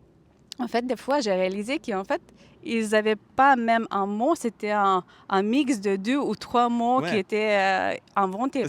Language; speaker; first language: French; non-native, fluent; Lithuanian